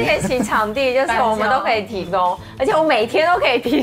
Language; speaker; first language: Chinese; native; Chinese